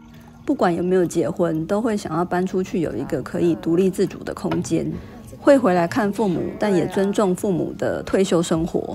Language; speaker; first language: Chinese; native; Chinese